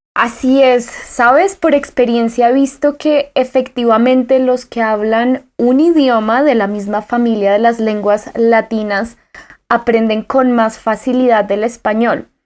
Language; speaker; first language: Spanish; native; Spanish